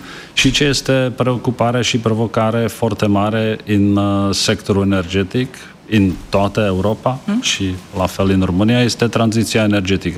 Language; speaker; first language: Romanian; non-native, learner; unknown